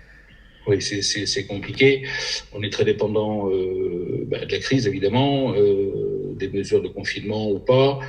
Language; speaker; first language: French; native; French